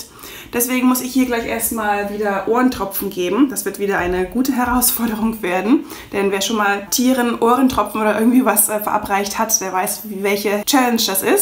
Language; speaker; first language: German; native; German